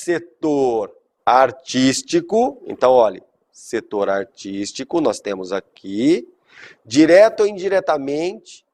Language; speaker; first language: Portuguese; native; Portuguese